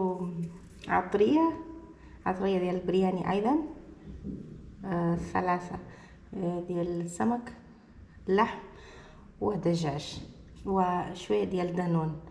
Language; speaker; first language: Arabic; non-native, learner; Portuguese